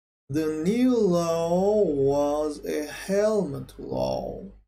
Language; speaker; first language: English; non-native, fluent; Azerbaijani